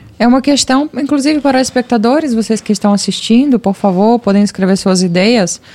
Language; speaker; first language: Portuguese; non-native, fluent; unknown